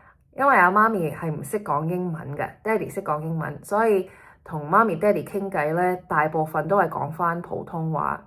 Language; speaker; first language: Cantonese; early bilingual, heritage; Cantonese